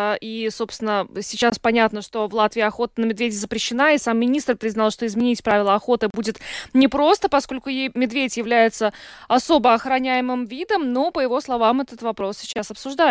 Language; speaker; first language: Russian; native; Russian